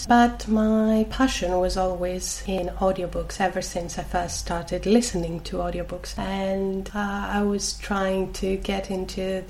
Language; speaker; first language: English; non-native, fluent; Greek